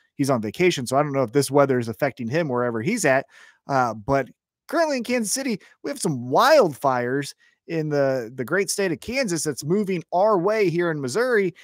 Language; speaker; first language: English; native; English